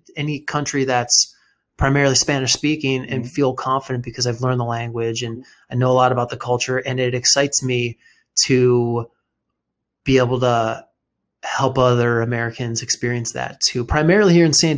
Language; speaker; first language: English; native; English